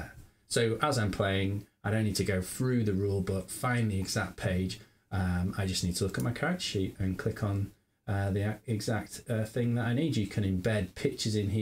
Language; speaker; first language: English; native; English